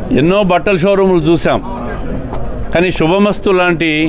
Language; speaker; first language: Telugu; native; Telugu